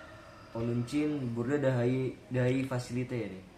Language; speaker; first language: Turkish; non-native, learner; Indonesian